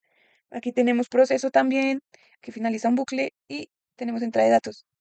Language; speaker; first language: Spanish; native; Spanish